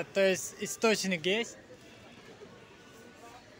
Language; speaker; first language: Russian; non-native, local second language; Uzbek